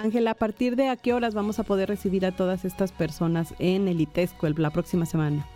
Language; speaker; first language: Spanish; native; Spanish